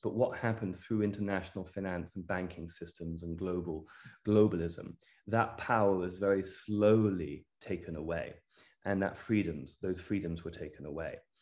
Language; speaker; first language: English; native; English